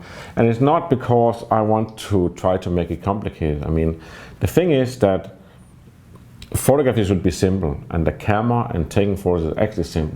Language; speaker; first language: English; non-native, fluent; Danish